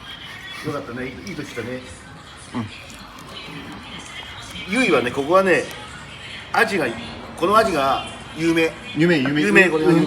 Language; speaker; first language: Japanese; native; Japanese